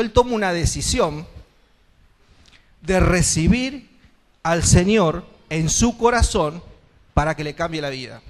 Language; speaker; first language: Spanish; native; Spanish